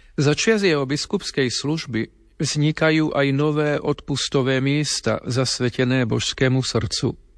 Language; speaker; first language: Slovak; native; Slovak